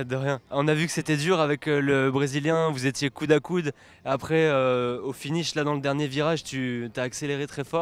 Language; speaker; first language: French; native; French